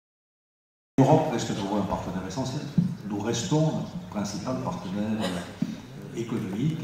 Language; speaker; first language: French; native; French